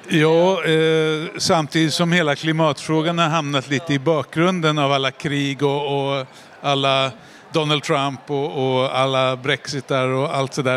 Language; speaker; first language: Swedish; native; Swedish